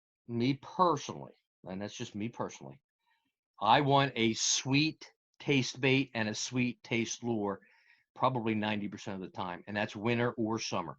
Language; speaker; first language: English; native; English